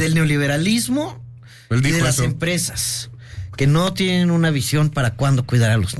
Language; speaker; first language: Spanish; native; Spanish